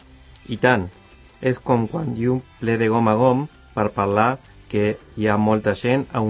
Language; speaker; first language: Catalan; non-native, learner; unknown